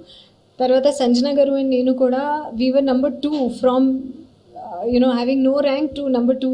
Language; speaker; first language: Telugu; non-native, learner; Hindi